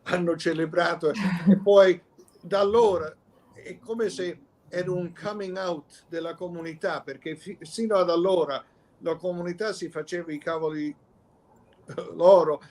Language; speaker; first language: Italian; early bilingual, other home language; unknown